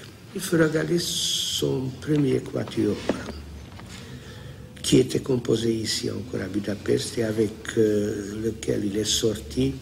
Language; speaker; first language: French; non-native, fluent; Hungarian